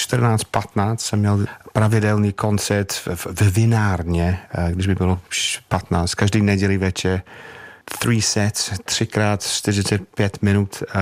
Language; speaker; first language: Czech; non-native, fluent; English